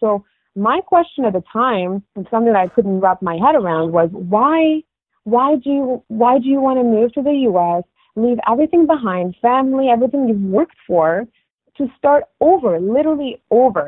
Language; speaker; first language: English; non-native, fluent; Arabic